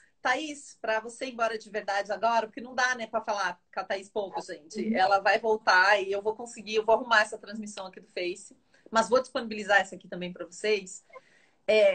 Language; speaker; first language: Portuguese; native; Portuguese